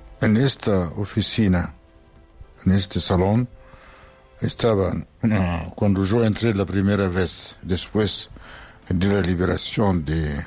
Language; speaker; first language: Spanish; non-native, fluent; Arabic